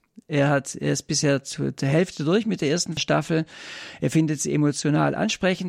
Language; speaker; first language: German; native; German